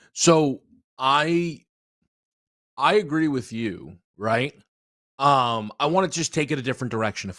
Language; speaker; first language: English; native; English